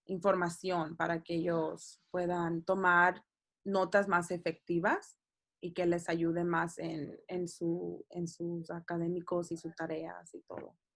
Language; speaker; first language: Spanish; early bilingual, heritage; Spanish